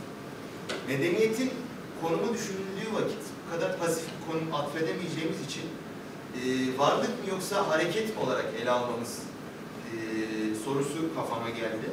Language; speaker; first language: Turkish; native; Turkish